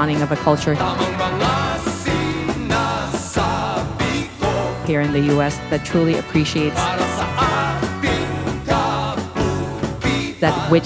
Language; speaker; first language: English; non-native, local second language; Filipino